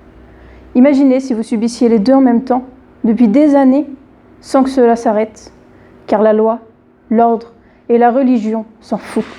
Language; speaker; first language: French; native; French